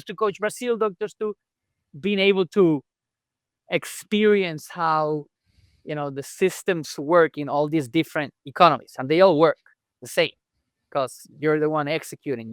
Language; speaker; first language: English; non-native, local second language; Spanish